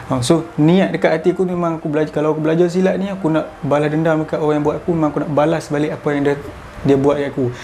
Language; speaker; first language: Malay; native; Malay